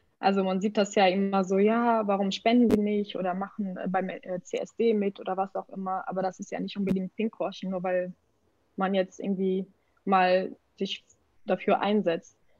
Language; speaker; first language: German; non-native, fluent; Portuguese